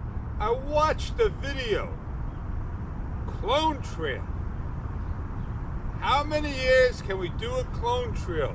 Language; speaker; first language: English; native; English